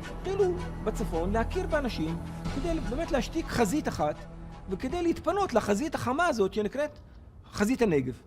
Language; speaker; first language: Hebrew; non-native, local second language; Arabic